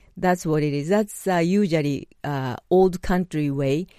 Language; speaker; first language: English; non-native, fluent; Japanese